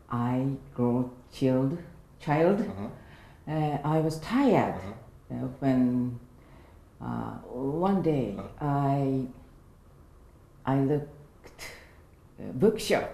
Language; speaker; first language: English; non-native, learner; Japanese